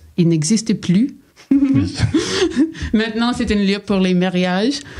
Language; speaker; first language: French; non-native, local second language; English